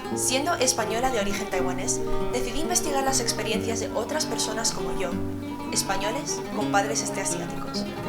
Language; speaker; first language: Spanish; early bilingual, other home language; Chinese